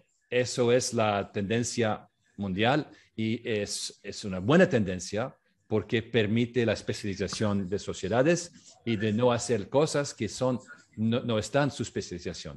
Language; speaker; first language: Spanish; non-native, fluent; French